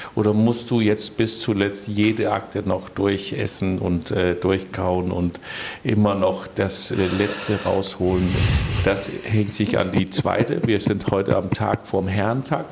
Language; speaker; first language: German; non-native, fluent; Danish